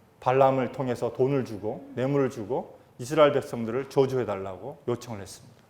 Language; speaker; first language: Korean; native; Korean